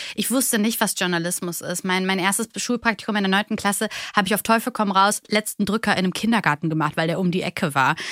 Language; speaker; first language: German; early bilingual, other home language; Bulgarian